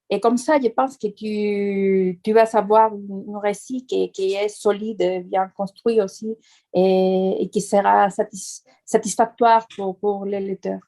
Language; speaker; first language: French; non-native, fluent; Spanish